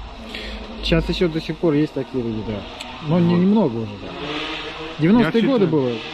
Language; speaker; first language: Russian; native; Russian